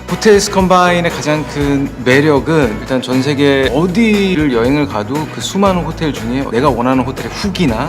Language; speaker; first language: Korean; native; Korean